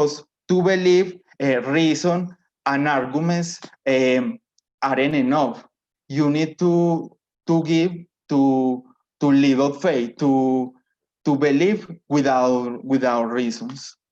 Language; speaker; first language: English; non-native, learner; Spanish